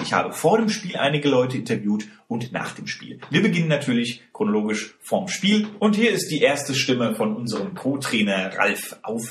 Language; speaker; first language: German; native; German